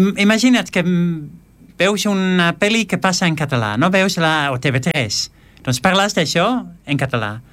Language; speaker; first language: Catalan; non-native, fluent; Dutch